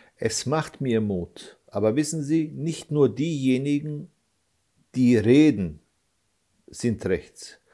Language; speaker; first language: German; early bilingual, other home language; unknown